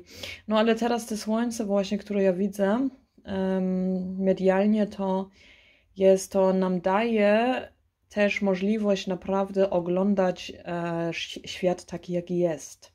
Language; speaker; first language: Polish; early bilingual, heritage; Polish